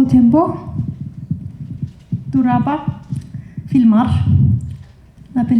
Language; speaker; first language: Spanish; non-native, fluent; Icelandic